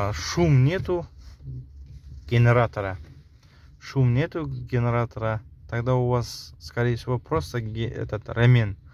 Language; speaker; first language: Russian; non-native, local second language; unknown